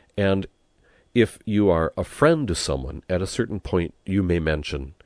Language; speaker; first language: English; native; English